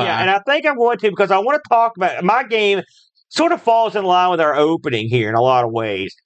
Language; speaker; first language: English; native; English